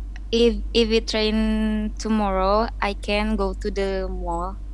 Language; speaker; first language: English; non-native, learner; Indonesian